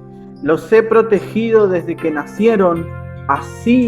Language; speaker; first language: Spanish; native; Spanish